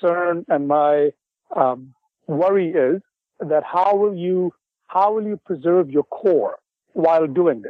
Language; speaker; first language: English; non-native, local second language; Urdu